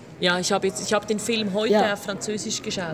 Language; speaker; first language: German; native; German